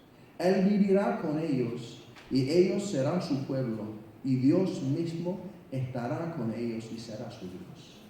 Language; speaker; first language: Spanish; non-native, fluent; Icelandic